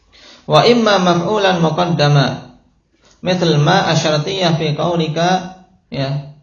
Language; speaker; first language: Arabic; non-native, fluent; Indonesian